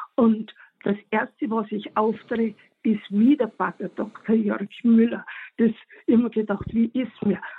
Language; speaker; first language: German; native; German